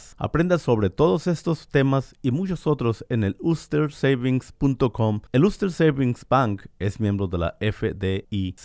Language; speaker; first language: Spanish; native; Spanish